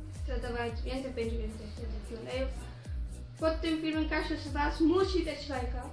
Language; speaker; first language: Polish; early bilingual, heritage; Polish